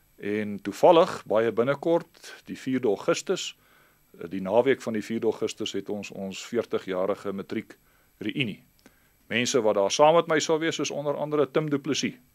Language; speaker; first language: Afrikaans; native; Afrikaans